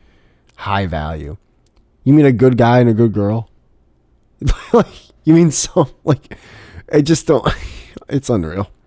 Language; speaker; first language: English; native; English